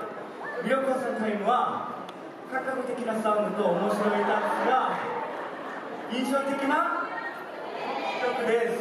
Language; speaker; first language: Japanese; non-native, learner; Korean